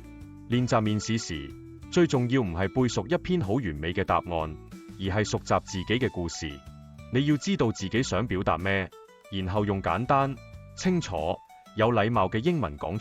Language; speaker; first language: Cantonese; native; Cantonese